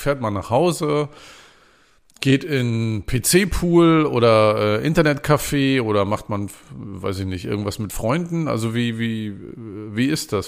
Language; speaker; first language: German; native; German